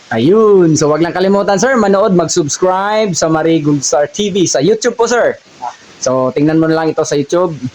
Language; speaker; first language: Filipino; non-native, local second language; Cebuano